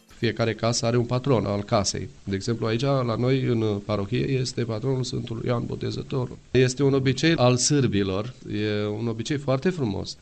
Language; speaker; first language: Romanian; non-native, local second language; Serbian